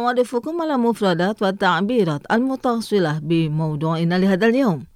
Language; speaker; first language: Arabic; non-native, fluent; Indonesian